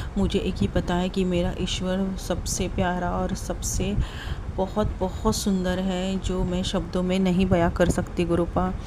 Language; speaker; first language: Hindi; non-native, local second language; Marathi